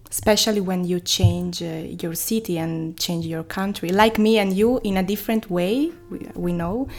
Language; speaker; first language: English; non-native, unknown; Italian